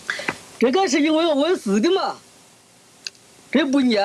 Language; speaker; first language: Chinese; native; Chinese